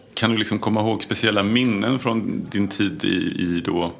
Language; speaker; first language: Swedish; native; Swedish